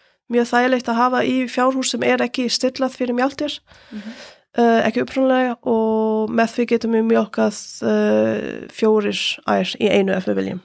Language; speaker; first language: Icelandic; non-native, fluent; German